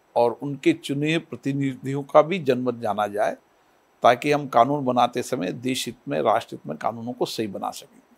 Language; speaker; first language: Hindi; native; Hindi